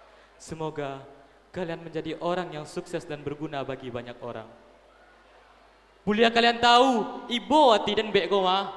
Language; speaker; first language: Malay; non-native, local second language; Minangkabau